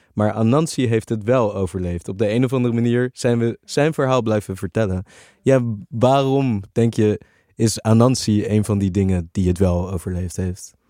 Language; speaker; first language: Dutch; native; Dutch